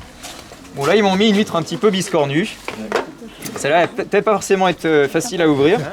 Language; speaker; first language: French; native; French